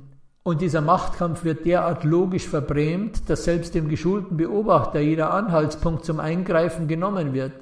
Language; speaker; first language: German; native; German